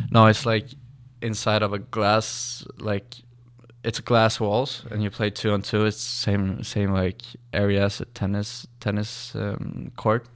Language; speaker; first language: English; non-native, learner; Swedish